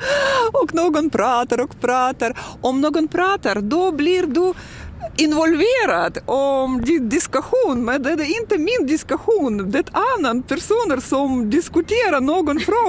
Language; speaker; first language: Swedish; non-native, learner; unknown